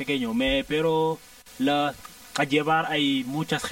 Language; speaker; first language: Spanish; non-native, learner; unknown